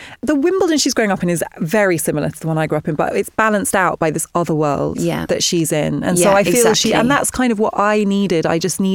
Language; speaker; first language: English; native; English